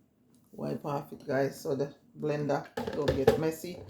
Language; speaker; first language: English; non-native, local second language; Jamaican Creole English